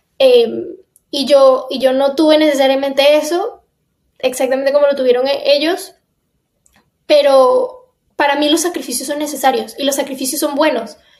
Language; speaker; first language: Spanish; native; Spanish